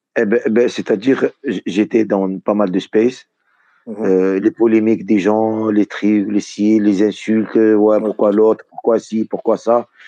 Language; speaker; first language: French; non-native, local second language; Arabic